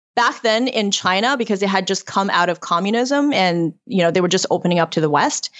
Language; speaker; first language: English; early bilingual, other home language; Chinese